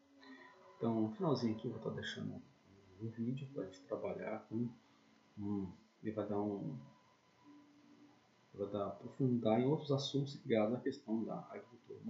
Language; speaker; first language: Portuguese; native; Portuguese